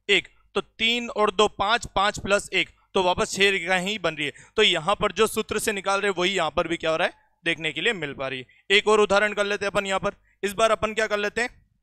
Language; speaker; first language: Hindi; native; Hindi